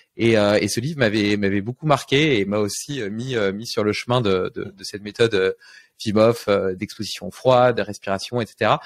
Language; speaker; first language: French; native; French